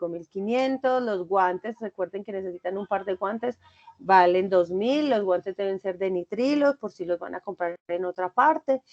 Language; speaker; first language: Spanish; native; Spanish